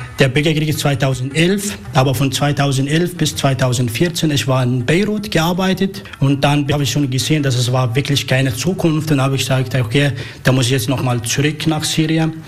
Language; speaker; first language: German; non-native, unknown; Arabic